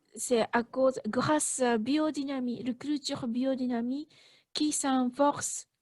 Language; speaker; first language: French; non-native, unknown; Japanese